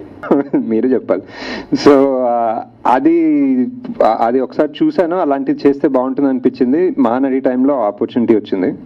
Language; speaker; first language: Telugu; native; Telugu